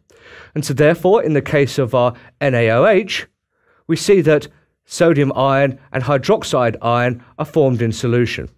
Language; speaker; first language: English; native; English